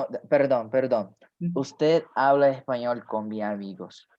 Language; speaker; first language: Spanish; non-native, learner; Portuguese